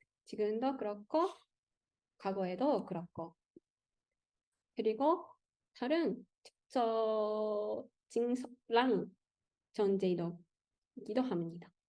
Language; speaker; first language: Korean; non-native, learner; Japanese